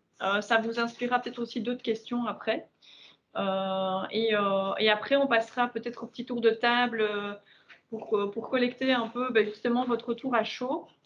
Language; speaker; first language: French; native; French